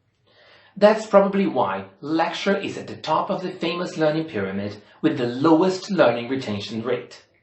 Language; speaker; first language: English; non-native, fluent; Portuguese